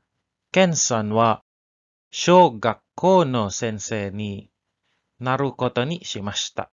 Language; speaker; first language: Japanese; non-native, learner; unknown